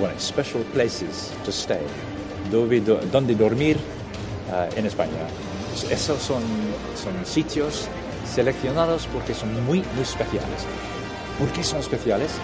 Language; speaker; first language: Spanish; non-native, fluent; English